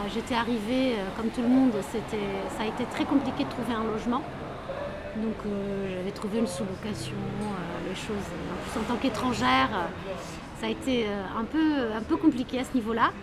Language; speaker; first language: French; non-native, fluent; Portuguese